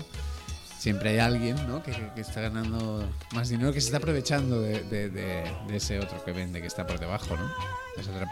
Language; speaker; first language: Spanish; native; Spanish